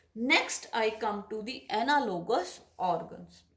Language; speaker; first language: English; non-native, local second language; Punjabi